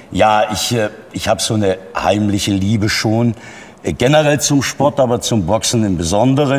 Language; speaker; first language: German; native; German